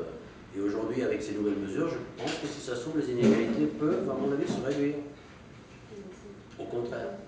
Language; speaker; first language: French; native; French